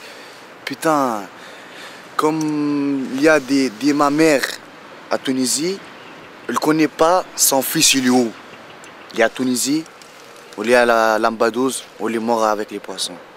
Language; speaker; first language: French; non-native, learner; Arabic